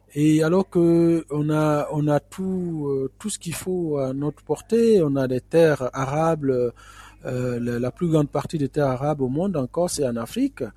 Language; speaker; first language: French; non-native, local second language; Fula